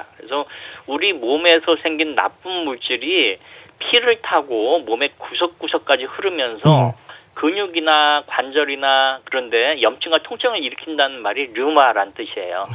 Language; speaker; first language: Korean; native; Korean